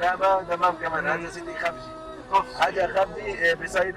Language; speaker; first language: Arabic; non-native, learner; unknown